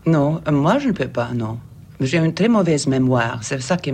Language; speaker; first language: French; non-native, fluent; Swedish